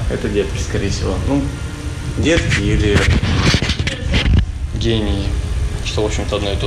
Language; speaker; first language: Russian; native; Russian